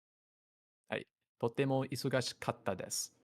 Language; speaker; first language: Japanese; non-native, learner; English